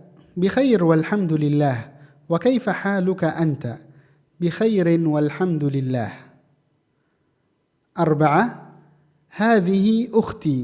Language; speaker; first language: Arabic; non-native, fluent; Indonesian